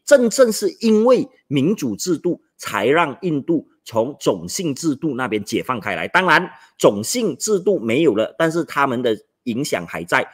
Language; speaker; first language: Chinese; native; Chinese